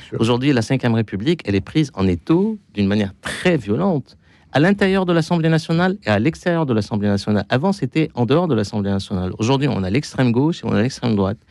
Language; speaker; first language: French; non-native, local second language; Arabic